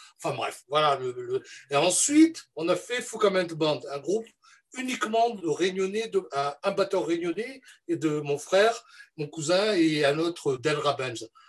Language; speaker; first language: French; non-native, local second language; Malagasy